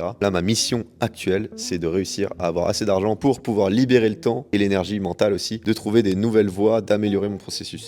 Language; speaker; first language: French; native; French